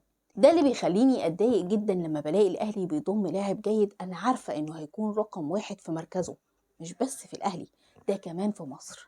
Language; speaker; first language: Arabic; native; Arabic